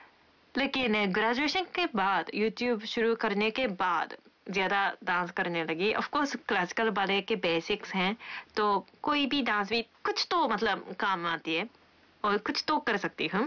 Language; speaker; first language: Hindi; non-native, fluent; Japanese